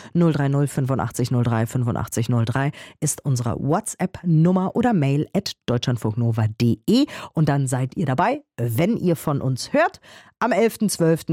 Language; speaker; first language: German; native; German